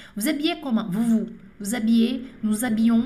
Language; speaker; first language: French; non-native, fluent; Portuguese